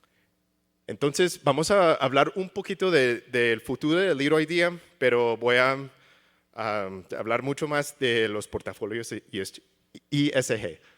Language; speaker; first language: Spanish; early bilingual, heritage; English